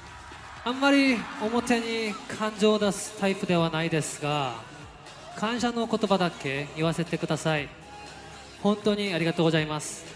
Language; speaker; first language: Japanese; non-native, learner; Korean